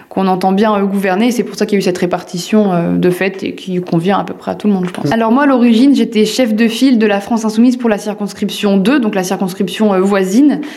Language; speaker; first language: French; native; French